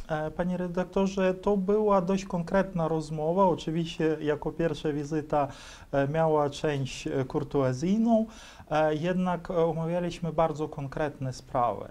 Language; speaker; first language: Polish; non-native, fluent; Ukrainian